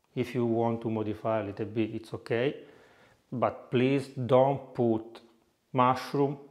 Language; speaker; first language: English; non-native, fluent; Italian